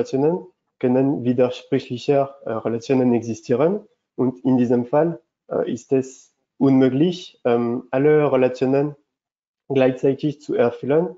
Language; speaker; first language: German; non-native, fluent; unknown